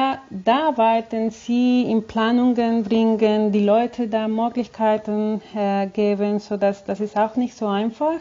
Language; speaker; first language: German; non-native, fluent; Spanish